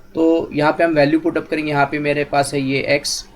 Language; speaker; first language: Hindi; non-native, local second language; Marathi